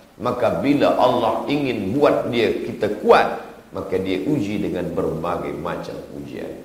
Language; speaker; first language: Malay; native; Malay